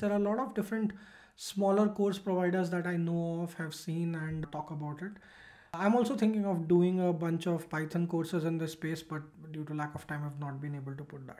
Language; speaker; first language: English; non-native, local second language; Hindi